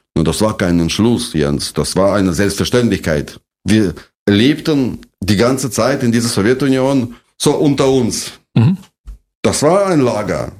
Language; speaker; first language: German; non-native, fluent; Russian